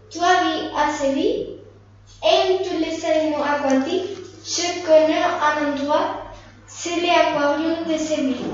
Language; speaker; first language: French; non-native, learner; Spanish